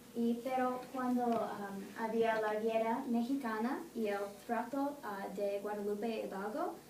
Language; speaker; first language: Spanish; non-native, learner; English